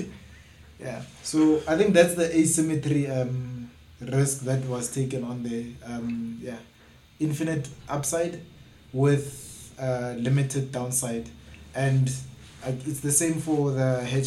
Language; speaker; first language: English; non-native, local second language; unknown